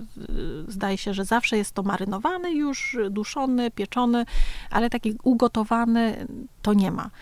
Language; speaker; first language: Polish; early bilingual, other home language; Vietnamese